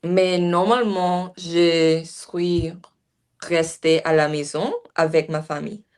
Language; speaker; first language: French; non-native, learner; English